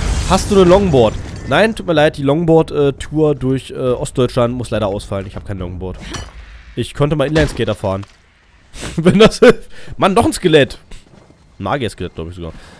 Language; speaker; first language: German; native; German